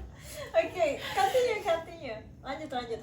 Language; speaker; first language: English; non-native, learner; Indonesian